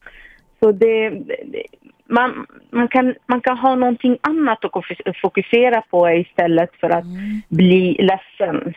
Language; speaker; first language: Swedish; non-native, fluent; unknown